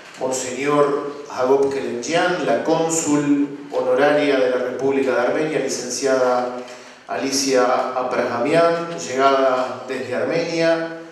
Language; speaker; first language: Spanish; native; Spanish